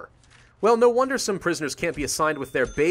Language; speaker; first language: English; native; English